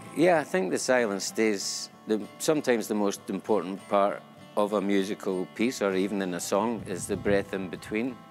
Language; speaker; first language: English; native; English